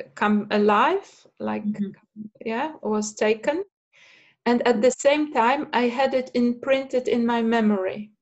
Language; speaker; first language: English; non-native, fluent; Polish